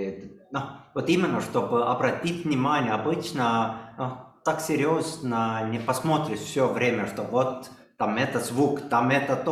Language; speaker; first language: Russian; non-native, local second language; Estonian